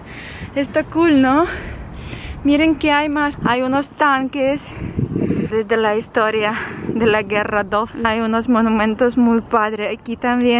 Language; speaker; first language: Spanish; non-native, fluent; Ukrainian